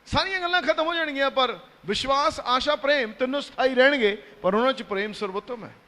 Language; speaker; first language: Hindi; non-native, local second language; Punjabi